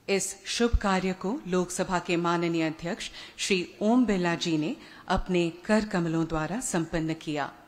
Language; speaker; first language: Hindi; non-native, local second language; Assamese